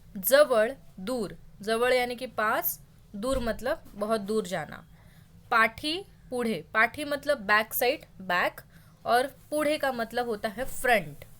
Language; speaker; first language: Hindi; non-native, local second language; Marathi